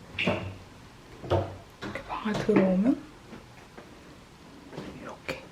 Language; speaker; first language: Korean; native; Korean